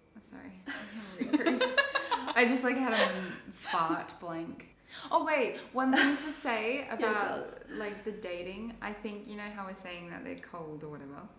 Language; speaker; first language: English; native; English